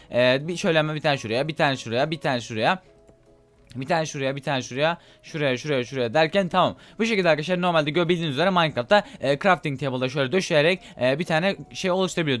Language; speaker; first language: Turkish; native; Turkish